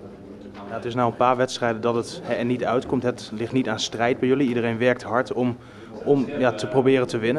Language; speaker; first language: Dutch; native; Dutch